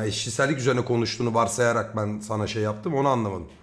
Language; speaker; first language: Turkish; native; Turkish